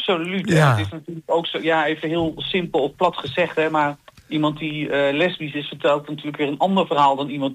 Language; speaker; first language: Dutch; native; Dutch